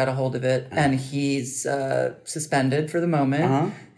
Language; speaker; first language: English; native; English